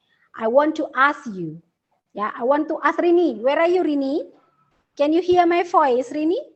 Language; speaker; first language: English; non-native, learner; Indonesian